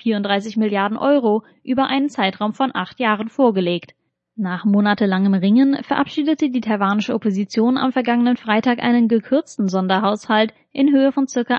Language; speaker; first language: German; native; German